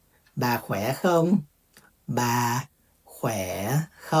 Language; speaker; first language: Vietnamese; early bilingual, heritage; Vietnamese